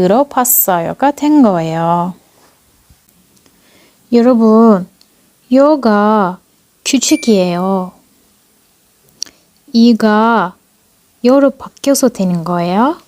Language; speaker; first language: Korean; non-native, fluent; Turkish